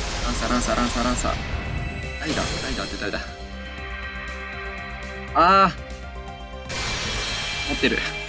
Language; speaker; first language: Japanese; native; Japanese